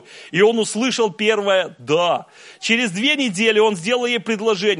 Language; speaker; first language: Russian; native; Russian